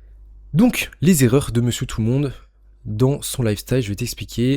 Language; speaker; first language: French; native; French